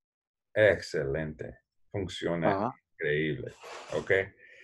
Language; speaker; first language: Spanish; non-native, learner; English